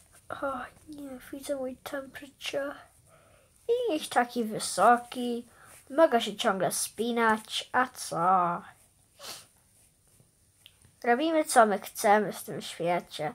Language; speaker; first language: Polish; early bilingual, heritage; Polish